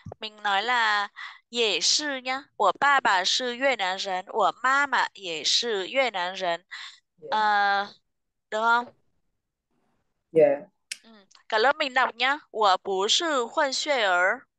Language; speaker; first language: Chinese; non-native, fluent; Vietnamese